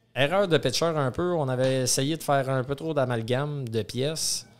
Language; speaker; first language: French; native; French